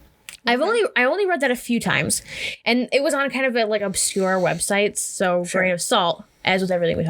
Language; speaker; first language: English; native; English